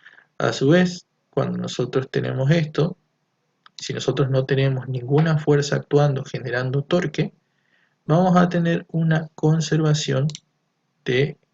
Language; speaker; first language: Spanish; native; Spanish